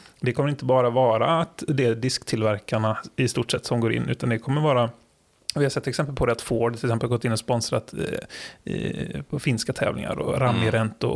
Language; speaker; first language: Swedish; native; Swedish